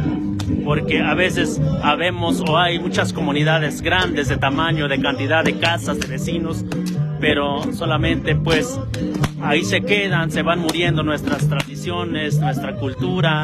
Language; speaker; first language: Spanish; native; Spanish